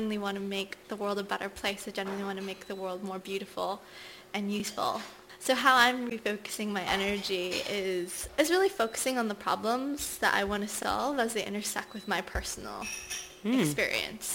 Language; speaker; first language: English; native; English